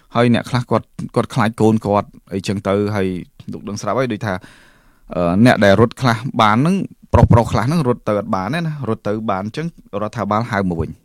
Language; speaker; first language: Khmer; native; Khmer